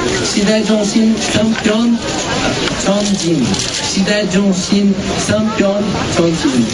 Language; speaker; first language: Korean; non-native, learner; Portuguese